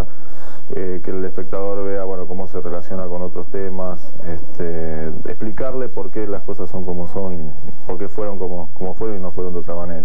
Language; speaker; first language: Spanish; native; Spanish